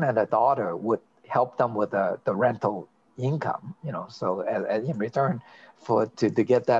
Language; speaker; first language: English; non-native, local second language; Cantonese